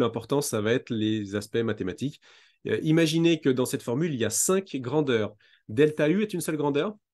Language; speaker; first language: French; native; French